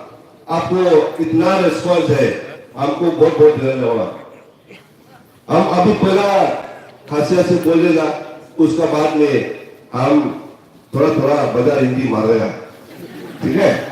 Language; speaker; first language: Hindi; non-native, local second language; Khasi